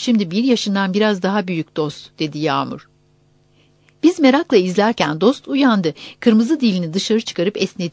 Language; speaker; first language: Turkish; native; Turkish